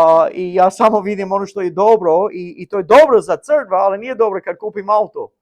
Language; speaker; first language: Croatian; non-native, learner; English